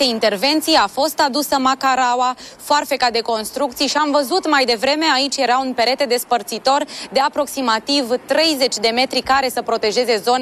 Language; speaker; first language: Romanian; native; Romanian